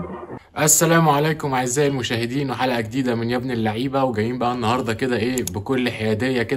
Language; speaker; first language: Arabic; native; Arabic